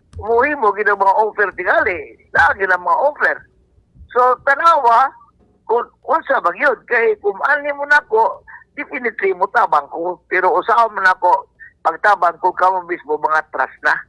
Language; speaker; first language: Cebuano; native; Cebuano